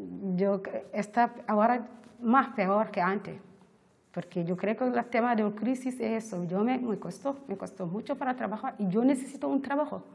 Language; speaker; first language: Spanish; non-native, learner; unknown